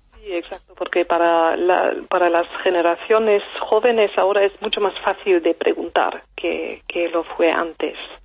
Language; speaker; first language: Spanish; non-native, fluent; German